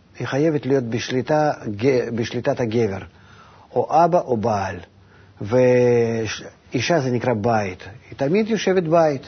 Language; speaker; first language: Hebrew; non-native, fluent; Russian